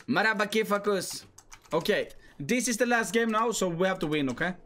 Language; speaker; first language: English; non-native, fluent; Swedish